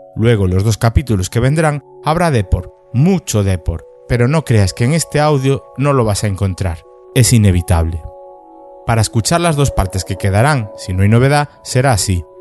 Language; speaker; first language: Spanish; native; Spanish